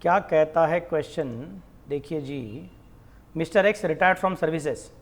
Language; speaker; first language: Hindi; non-native, local second language; Marathi